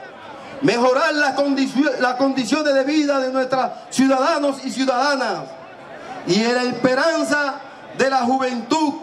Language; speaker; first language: Spanish; native; Spanish